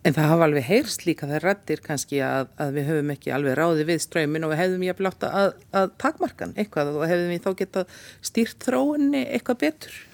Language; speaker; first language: Icelandic; native; Icelandic